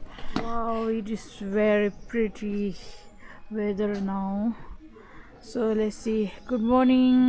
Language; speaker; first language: English; non-native, learner; Tibetan